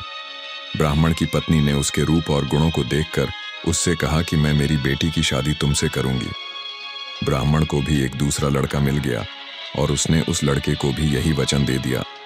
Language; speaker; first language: Hindi; native; Hindi